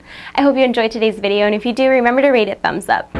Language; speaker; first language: English; native; English